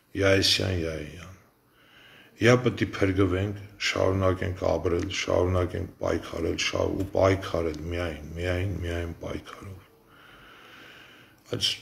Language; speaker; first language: Armenian; native; Armenian